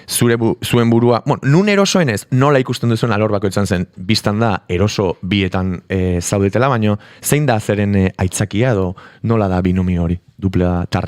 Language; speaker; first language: Basque; native; Basque